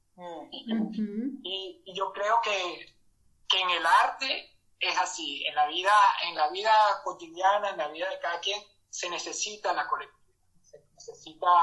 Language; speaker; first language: Spanish; native; Spanish